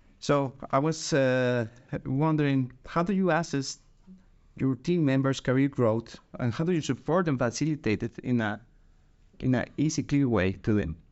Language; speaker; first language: English; non-native, fluent; Spanish